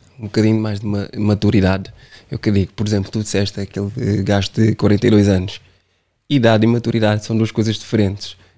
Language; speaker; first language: Portuguese; non-native, local second language; Kabuverdianu